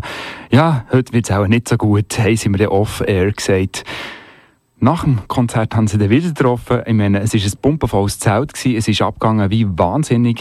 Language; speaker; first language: German; native; German